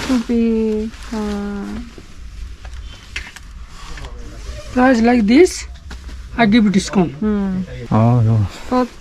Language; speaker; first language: English; non-native, learner; Nepali